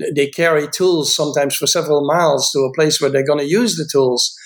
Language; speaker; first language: English; non-native, fluent; Dutch